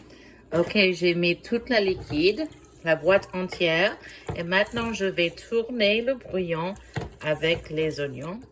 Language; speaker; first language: French; non-native, fluent; English